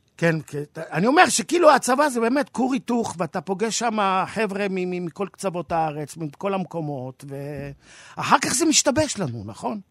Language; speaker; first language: Hebrew; native; Hebrew